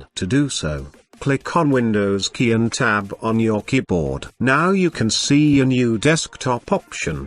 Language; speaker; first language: English; non-native, fluent; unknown